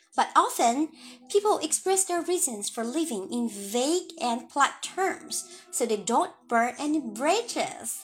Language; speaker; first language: English; non-native, fluent; Chinese